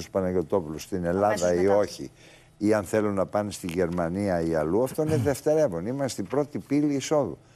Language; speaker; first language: Greek; native; Greek